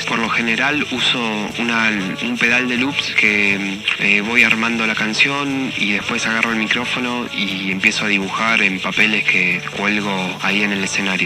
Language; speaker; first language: Spanish; native; Spanish